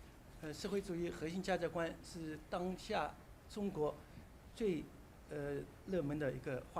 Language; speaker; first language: Chinese; native; Chinese